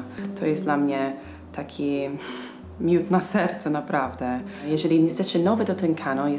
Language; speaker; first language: Polish; non-native, fluent; English